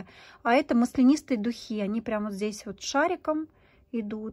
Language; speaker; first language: Russian; native; Russian